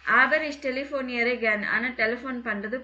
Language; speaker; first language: German; non-native, learner; Tamil